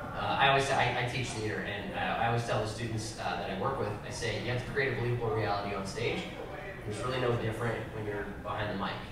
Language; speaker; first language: English; native; English